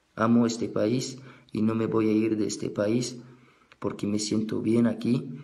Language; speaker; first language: Spanish; non-native, fluent; French